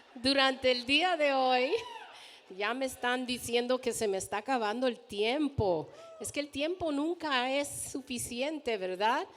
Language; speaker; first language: Spanish; early bilingual, heritage; Spanish